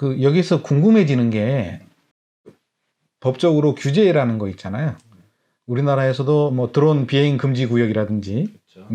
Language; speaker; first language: Korean; native; Korean